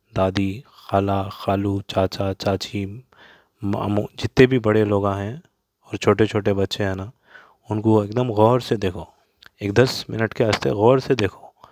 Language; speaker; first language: Hindi; non-native, local second language; Urdu